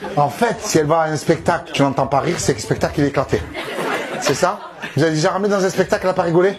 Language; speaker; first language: French; native; French